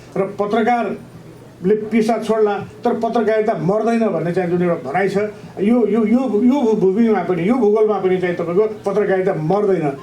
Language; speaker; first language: Nepali; native; Nepali